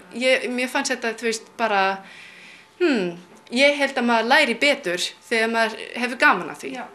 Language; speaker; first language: Icelandic; non-native, fluent; Chinese